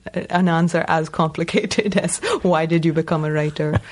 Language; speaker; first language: English; non-native, local second language; Tamil